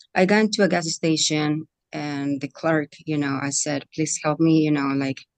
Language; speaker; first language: English; non-native, fluent; Spanish